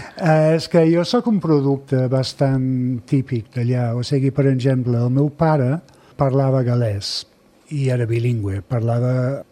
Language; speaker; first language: Catalan; non-native, fluent; English